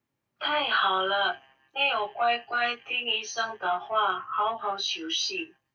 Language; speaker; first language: Chinese; non-native, learner; Indonesian